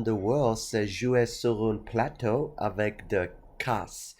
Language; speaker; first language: French; non-native, learner; English